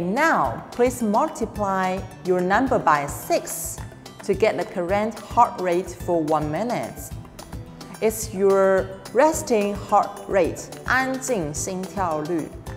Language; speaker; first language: English; non-native, fluent; Chinese